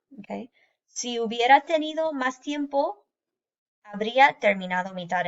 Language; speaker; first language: Spanish; non-native, fluent; English